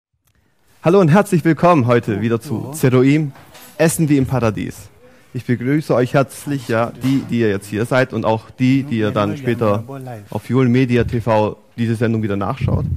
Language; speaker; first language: German; native; German